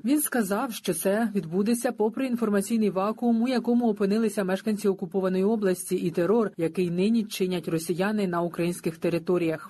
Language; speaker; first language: Ukrainian; native; Ukrainian